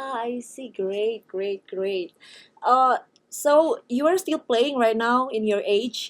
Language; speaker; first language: English; non-native, fluent; Indonesian